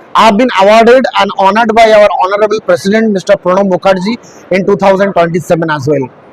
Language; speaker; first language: English; non-native, local second language; Bangla